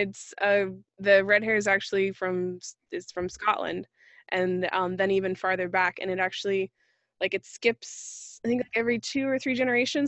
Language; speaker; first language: English; native; English